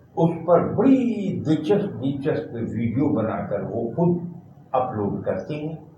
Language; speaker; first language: Urdu; native; Urdu